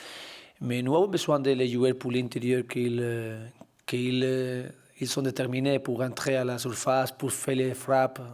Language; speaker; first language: French; non-native, learner; Spanish